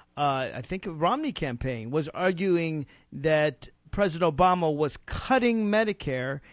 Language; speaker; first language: English; native; English